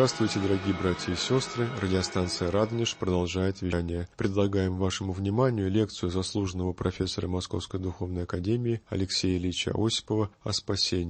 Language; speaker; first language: Russian; native; Russian